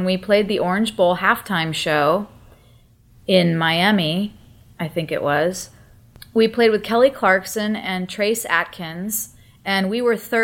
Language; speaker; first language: English; native; English